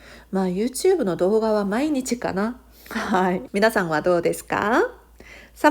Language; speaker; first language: Japanese; non-native, fluent; Korean